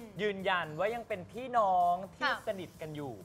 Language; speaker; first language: Thai; native; Thai